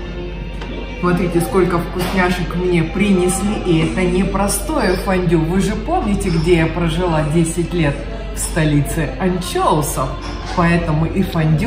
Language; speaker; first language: Russian; native; Russian